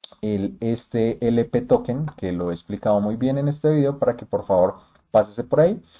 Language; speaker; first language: Spanish; native; Spanish